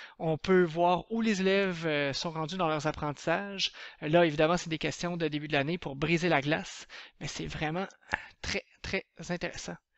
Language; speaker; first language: French; native; French